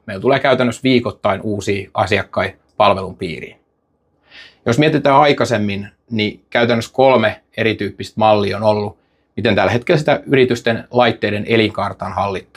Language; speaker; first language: Finnish; native; Finnish